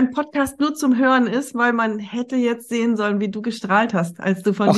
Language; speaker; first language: German; native; German